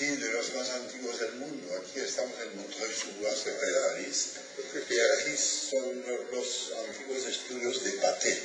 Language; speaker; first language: Spanish; non-native, fluent; French